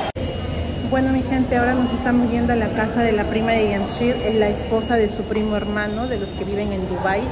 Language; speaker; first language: Spanish; native; Spanish